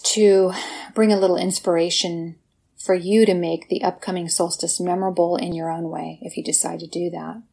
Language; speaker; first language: English; native; English